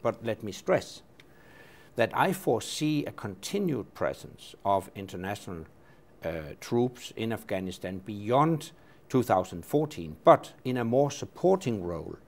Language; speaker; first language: English; non-native, fluent; Danish